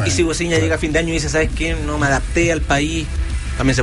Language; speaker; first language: Spanish; native; Spanish